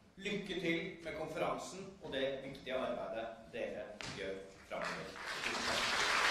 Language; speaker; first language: Norwegian; native; Norwegian